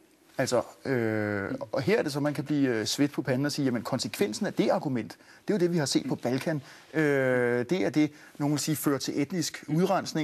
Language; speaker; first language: Danish; native; Danish